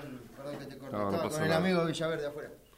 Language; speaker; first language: Spanish; native; Spanish